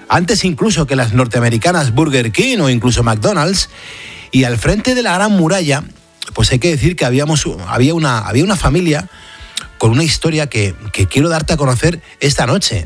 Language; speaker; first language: Spanish; native; Spanish